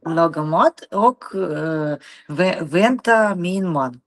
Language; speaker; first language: Swedish; non-native, learner; Russian